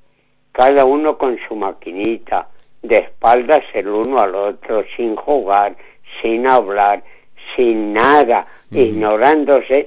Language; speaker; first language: Spanish; native; Spanish